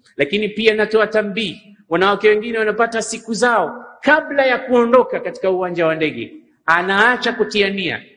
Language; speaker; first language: Swahili; native; Swahili